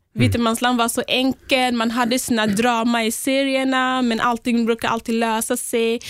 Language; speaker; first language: Swedish; non-native, fluent; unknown